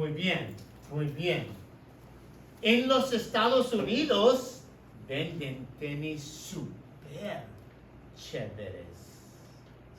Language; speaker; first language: Spanish; non-native, fluent; English